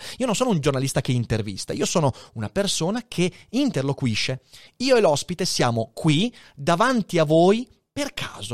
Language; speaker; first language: Italian; native; Italian